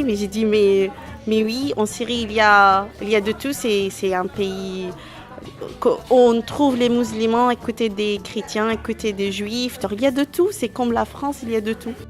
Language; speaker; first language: French; non-native, fluent; Arabic